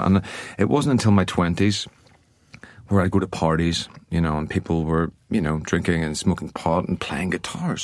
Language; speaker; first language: English; native; English